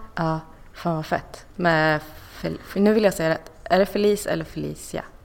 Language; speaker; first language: Swedish; native; Swedish